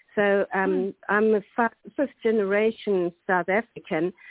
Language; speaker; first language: English; non-native, local second language; German